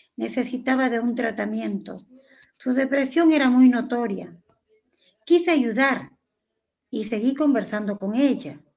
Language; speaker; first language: Spanish; native; Spanish